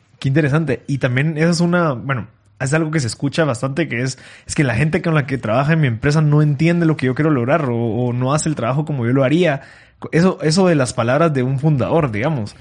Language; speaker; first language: Spanish; native; Spanish